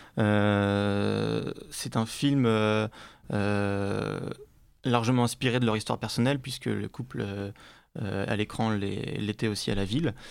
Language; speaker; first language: French; native; French